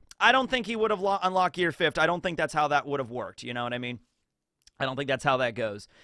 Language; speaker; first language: English; native; English